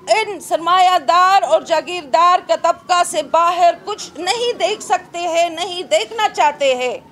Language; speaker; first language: Urdu; non-native, fluent; Arabic